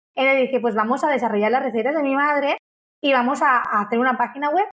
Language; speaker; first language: Spanish; native; Spanish